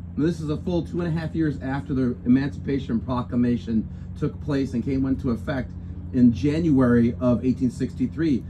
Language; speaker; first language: English; native; English